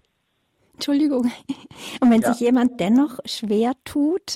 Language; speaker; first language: German; native; German